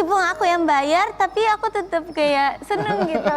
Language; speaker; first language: Indonesian; non-native, fluent; Japanese